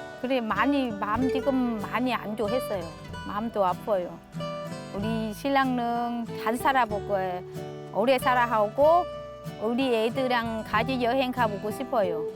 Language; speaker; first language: Korean; non-native, learner; Vietnamese